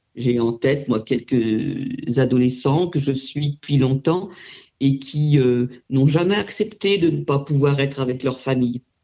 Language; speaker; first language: French; native; French